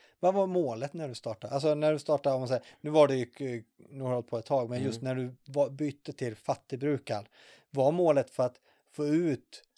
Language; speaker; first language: Swedish; native; Swedish